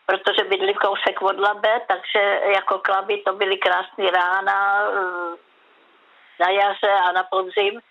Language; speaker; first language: Czech; native; Czech